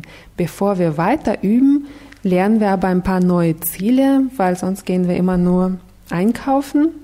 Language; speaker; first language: German; non-native, fluent; Russian